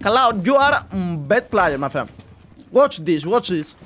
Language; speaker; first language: English; non-native, learner; Spanish